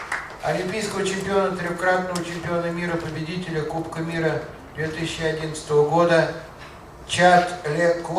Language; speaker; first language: Russian; native; Russian